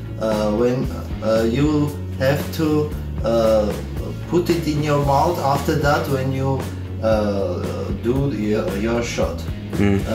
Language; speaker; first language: English; non-native, learner; Armenian